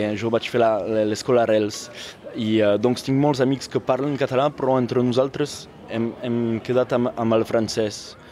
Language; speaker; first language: Catalan; non-native, local second language; French